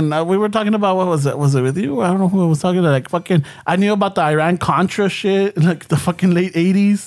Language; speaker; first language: English; early bilingual, other home language; Spanish